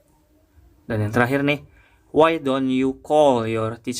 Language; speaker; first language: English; non-native, fluent; Indonesian